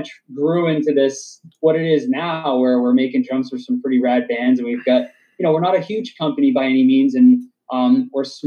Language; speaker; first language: English; native; English